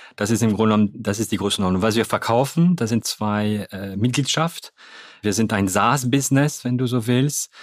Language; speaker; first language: German; non-native, fluent; French